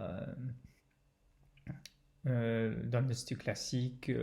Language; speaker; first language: French; non-native, fluent; English